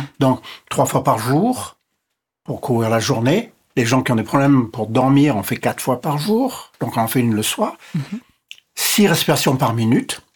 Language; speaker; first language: French; non-native, local second language; English